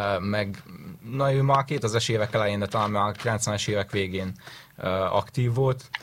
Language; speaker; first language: Hungarian; native; Hungarian